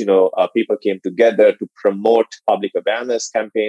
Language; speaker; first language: English; non-native, local second language; Sinhala